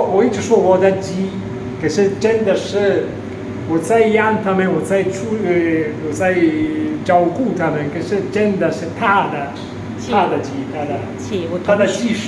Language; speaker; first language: Chinese; non-native, fluent; Italian